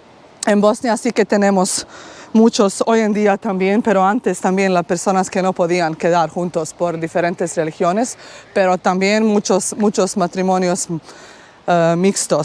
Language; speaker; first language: Spanish; non-native, fluent; Bosnian